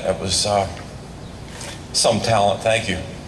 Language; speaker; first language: English; native; English